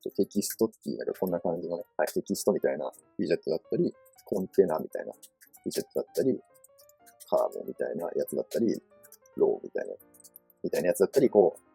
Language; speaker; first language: Japanese; native; Japanese